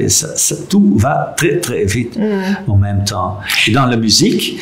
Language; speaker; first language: French; non-native, local second language; Dutch